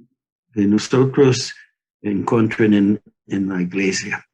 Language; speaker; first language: Spanish; non-native, learner; English